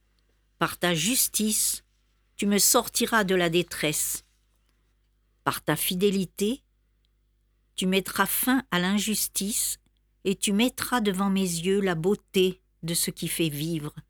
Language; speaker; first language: French; native; French